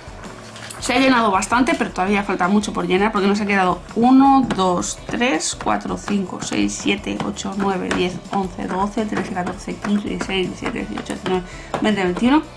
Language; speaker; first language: Spanish; native; Spanish